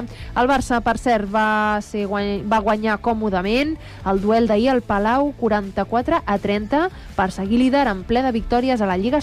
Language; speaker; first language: Catalan; native; Catalan